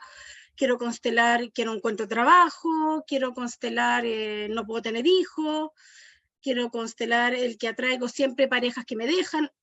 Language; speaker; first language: Spanish; native; Spanish